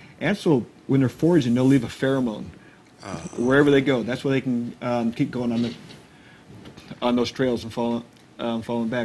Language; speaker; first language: English; native; English